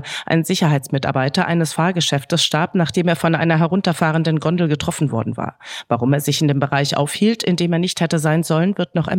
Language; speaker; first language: German; native; German